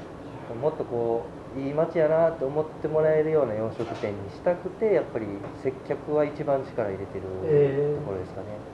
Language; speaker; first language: Japanese; native; Japanese